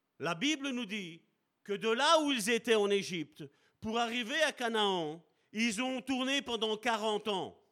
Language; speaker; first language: French; early bilingual, other home language; Italian